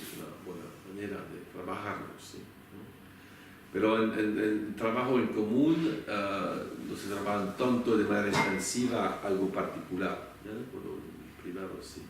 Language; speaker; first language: Spanish; non-native, fluent; French